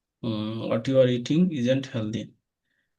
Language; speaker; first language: English; non-native, learner; Bangla